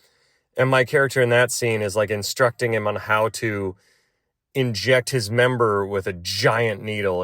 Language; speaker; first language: English; native; English